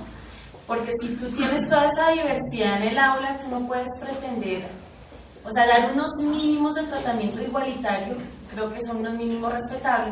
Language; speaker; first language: Spanish; native; Spanish